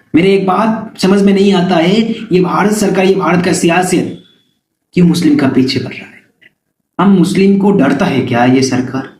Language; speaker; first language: Hindi; non-native, local second language; Bangla